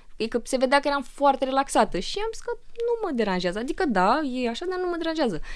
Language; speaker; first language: Romanian; non-native, local second language; Russian